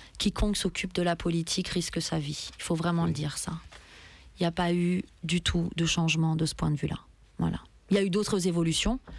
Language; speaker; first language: French; early bilingual, other home language; Persian